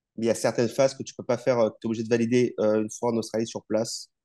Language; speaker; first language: French; native; French